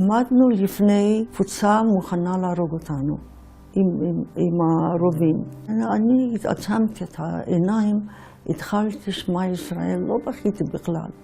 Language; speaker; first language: Hebrew; non-native, fluent; Yiddish